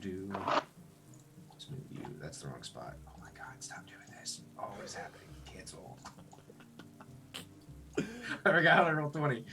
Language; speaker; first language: English; native; English